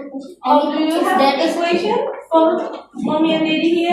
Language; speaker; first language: English; non-native, fluent; Indonesian